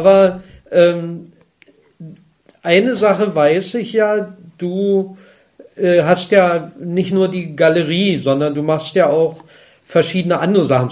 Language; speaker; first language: German; native; German